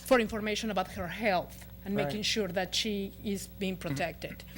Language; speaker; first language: English; non-native, fluent; Spanish